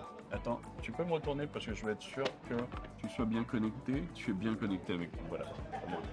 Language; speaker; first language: French; native; French